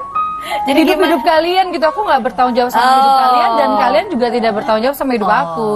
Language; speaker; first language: Indonesian; native; Indonesian